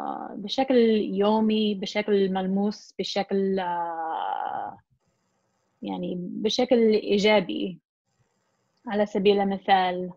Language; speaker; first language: Arabic; non-native, fluent; English